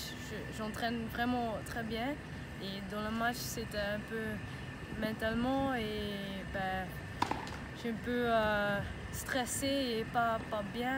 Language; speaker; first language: French; non-native, learner; Dutch